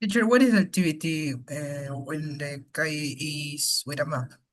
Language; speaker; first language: English; non-native, learner; Spanish